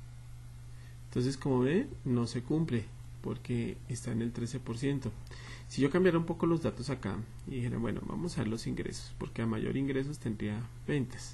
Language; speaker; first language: Spanish; native; Spanish